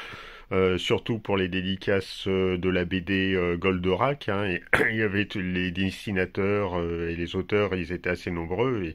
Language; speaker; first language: French; native; French